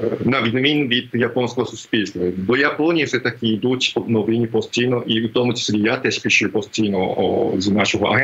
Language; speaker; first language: Ukrainian; non-native, fluent; Japanese